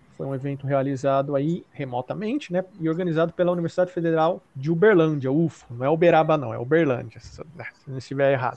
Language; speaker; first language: Portuguese; native; Portuguese